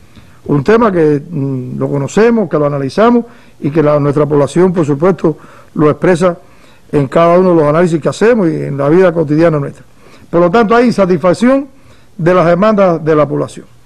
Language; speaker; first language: Spanish; native; Spanish